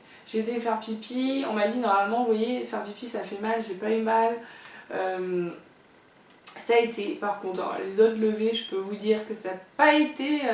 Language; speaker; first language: French; native; French